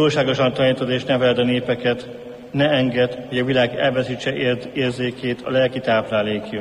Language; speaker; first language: Hungarian; native; Hungarian